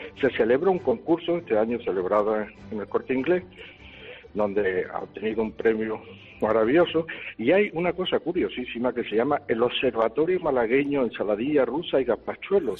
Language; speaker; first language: Spanish; native; Spanish